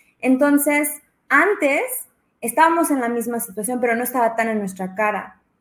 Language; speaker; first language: Spanish; early bilingual, heritage; Spanish